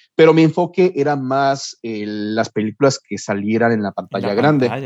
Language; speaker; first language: Spanish; early bilingual, heritage; Spanish